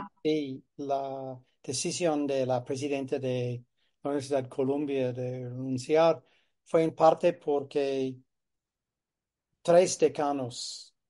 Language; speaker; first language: Spanish; non-native, fluent; English